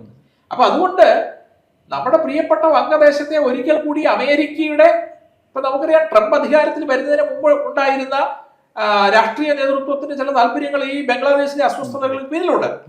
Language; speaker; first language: Malayalam; native; Malayalam